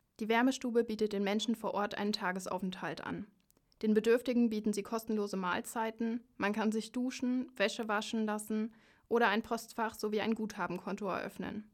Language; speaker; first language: German; native; German